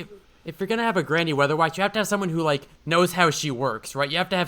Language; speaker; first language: English; native; English